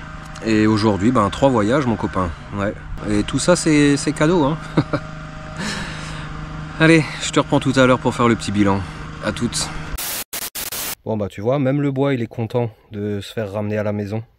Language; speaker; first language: French; native; French